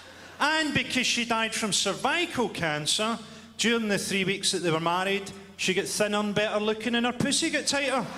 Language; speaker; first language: English; native; English